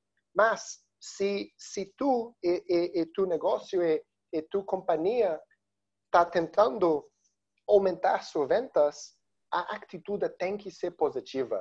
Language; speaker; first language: Spanish; non-native, learner; Portuguese